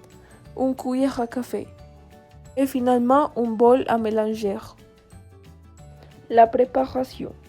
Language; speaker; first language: French; non-native, learner; Spanish